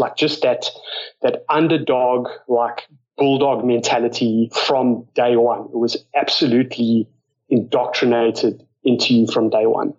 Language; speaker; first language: English; native; English